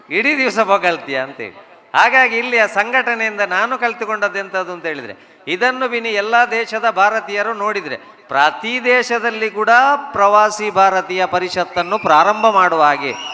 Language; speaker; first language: Kannada; non-native, local second language; Tulu